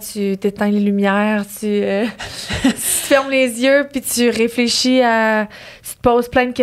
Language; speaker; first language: French; native; French